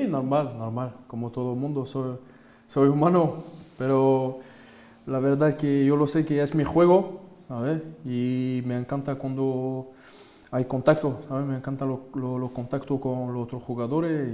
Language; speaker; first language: Spanish; non-native, fluent; French